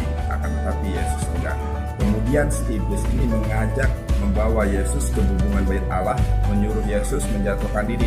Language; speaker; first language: Indonesian; native; Indonesian